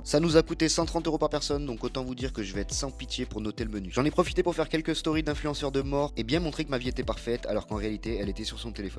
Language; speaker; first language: French; native; French